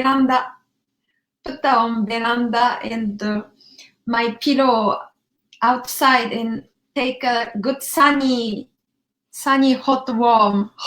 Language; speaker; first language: English; non-native, learner; Japanese